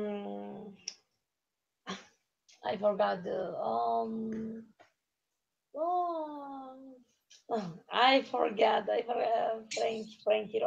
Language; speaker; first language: English; non-native, learner; Spanish